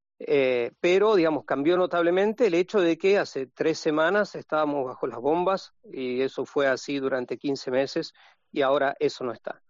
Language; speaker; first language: Spanish; native; Spanish